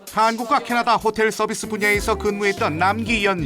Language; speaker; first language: Korean; native; Korean